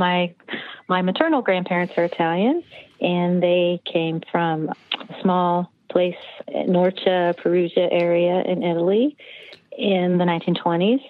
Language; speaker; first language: English; native; English